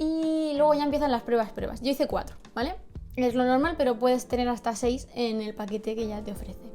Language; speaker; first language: Spanish; native; Spanish